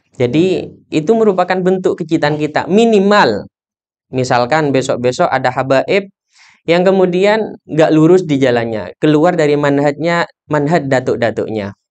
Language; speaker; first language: Indonesian; non-native, local second language; Madurese